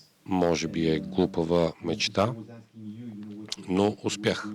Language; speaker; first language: Bulgarian; native; Bulgarian